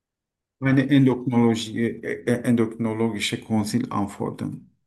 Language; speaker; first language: German; non-native, learner; Turkish